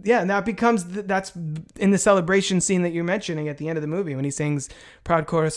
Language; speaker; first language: English; native; English